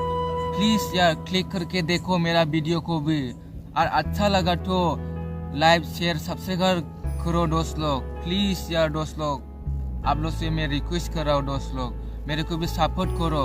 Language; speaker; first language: Hindi; non-native, local second language; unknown